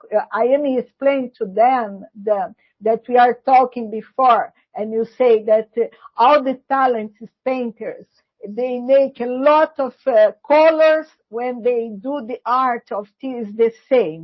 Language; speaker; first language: English; non-native, learner; Portuguese